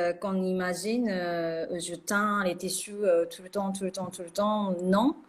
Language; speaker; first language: French; non-native, fluent; Japanese